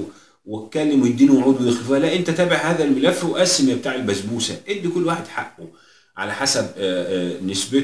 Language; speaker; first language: Arabic; native; Arabic